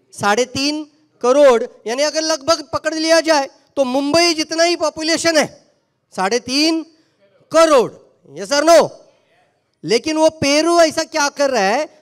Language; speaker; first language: Hindi; non-native, local second language; Marathi